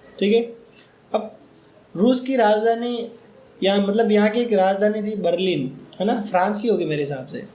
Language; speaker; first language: Hindi; native; Hindi